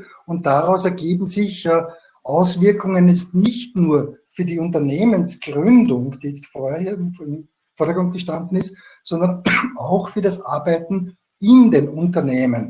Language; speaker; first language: German; native; German